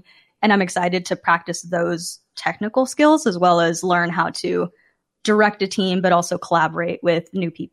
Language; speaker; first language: English; native; English